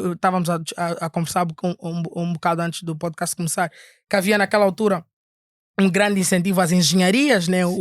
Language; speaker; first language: Portuguese; native; Portuguese